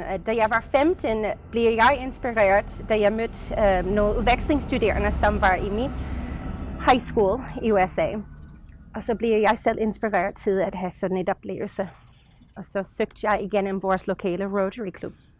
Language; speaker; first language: Danish; non-native, fluent; English